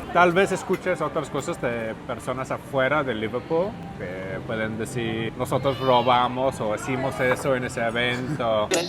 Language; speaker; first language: Spanish; non-native, fluent; English